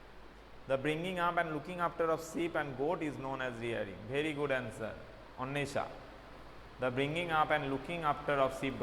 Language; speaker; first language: English; non-native, local second language; Bangla